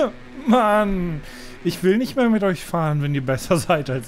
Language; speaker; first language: German; native; German